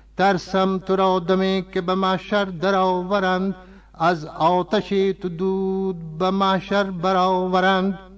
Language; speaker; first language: Persian; non-native, fluent; Urdu